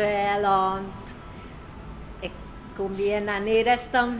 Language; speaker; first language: French; non-native, learner; Hungarian